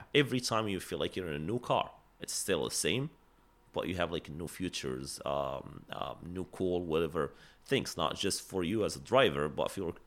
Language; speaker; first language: English; non-native, fluent; Arabic